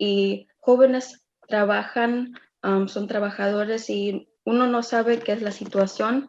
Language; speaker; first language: Spanish; early bilingual, heritage; Spanish